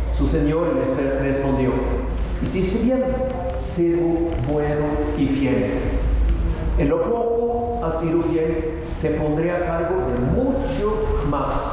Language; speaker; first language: Spanish; non-native, fluent; Norwegian